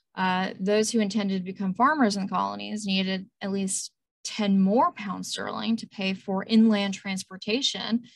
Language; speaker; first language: English; native; English